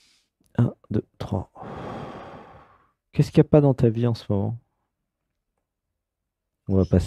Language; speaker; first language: French; native; French